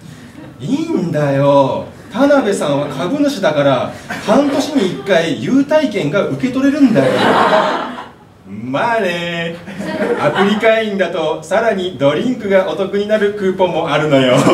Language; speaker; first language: Japanese; native; Japanese